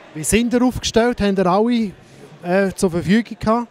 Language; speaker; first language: German; native; German